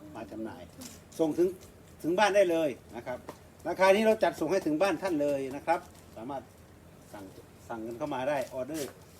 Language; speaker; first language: Thai; native; Thai